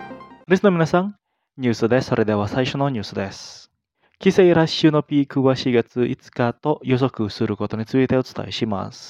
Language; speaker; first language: Japanese; non-native, fluent; Indonesian